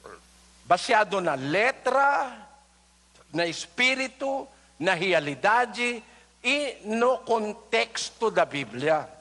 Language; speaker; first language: Portuguese; non-native, learner; Filipino